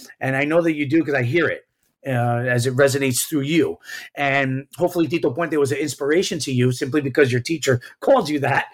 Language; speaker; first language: English; early bilingual, other home language; Spanish